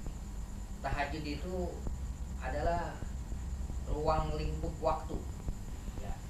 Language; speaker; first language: Indonesian; native; Indonesian